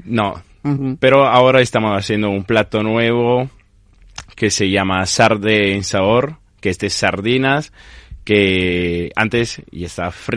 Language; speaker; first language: Spanish; non-native, fluent; Italian